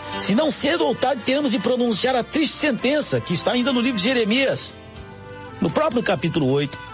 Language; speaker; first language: Portuguese; native; Portuguese